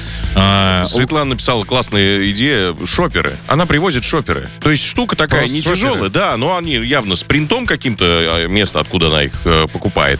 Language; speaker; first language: Russian; native; Russian